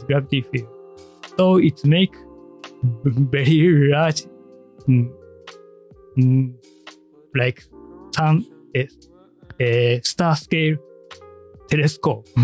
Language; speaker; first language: English; non-native, learner; Japanese